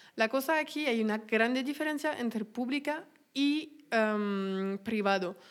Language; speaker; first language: Spanish; non-native, fluent; French